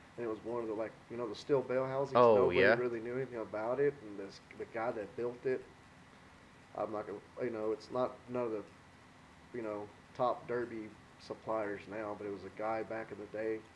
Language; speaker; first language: English; native; English